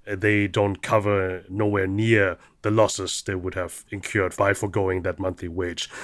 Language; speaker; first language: English; early bilingual, heritage; German